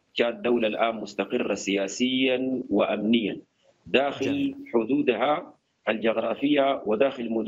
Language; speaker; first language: Arabic; native; Arabic